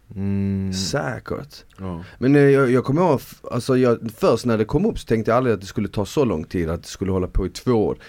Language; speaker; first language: Swedish; early bilingual, other home language; Bosnian